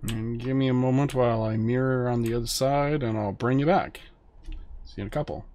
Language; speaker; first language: English; native; English